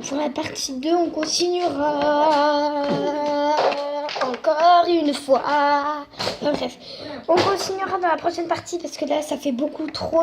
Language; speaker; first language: French; native; French